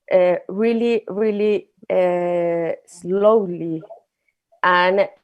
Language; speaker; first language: English; non-native, learner; Spanish